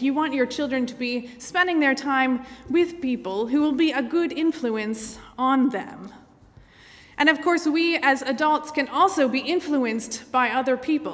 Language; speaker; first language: English; native; English